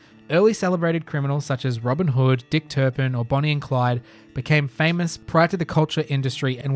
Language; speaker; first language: English; native; English